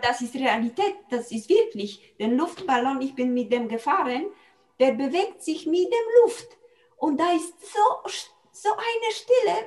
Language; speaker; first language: German; non-native, fluent; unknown